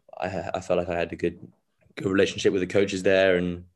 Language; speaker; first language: English; native; English